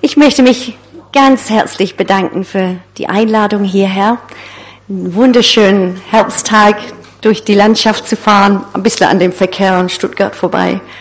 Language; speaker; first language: German; non-native, fluent; English